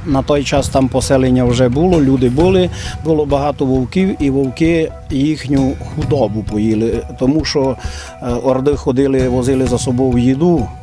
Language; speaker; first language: Ukrainian; native; Ukrainian